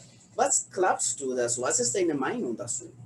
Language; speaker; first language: German; non-native, learner; Spanish